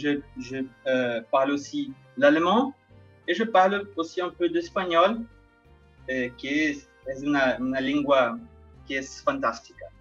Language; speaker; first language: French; non-native, fluent; Portuguese